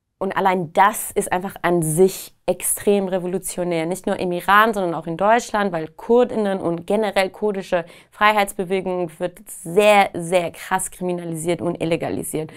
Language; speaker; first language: German; non-native, fluent; Persian